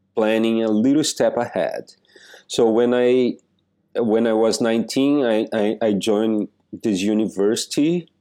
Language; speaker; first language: English; non-native, fluent; Portuguese